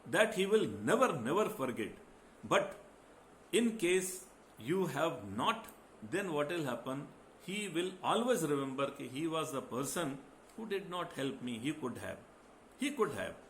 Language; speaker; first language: English; non-native, local second language; Hindi